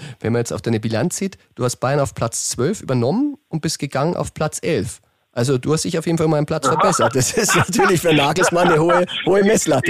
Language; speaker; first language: German; native; German